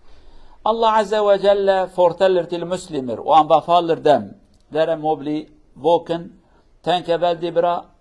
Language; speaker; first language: Swedish; non-native, learner; Kurdish